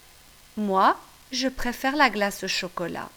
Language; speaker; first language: French; non-native, fluent; English